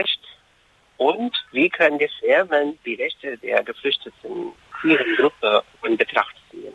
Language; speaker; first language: German; non-native, fluent; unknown